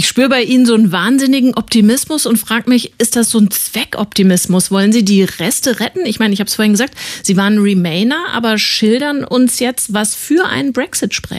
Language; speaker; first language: German; native; German